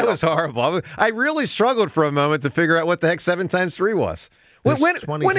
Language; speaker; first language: English; native; English